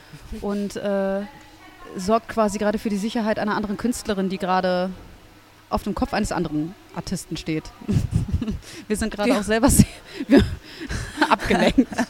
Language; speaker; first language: German; native; German